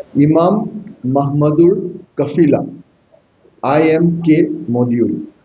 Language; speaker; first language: English; non-native, local second language; Assamese